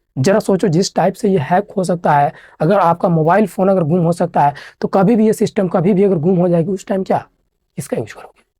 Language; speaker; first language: Hindi; native; Hindi